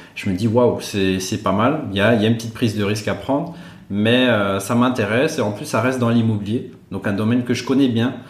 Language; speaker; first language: French; non-native, local second language; Malagasy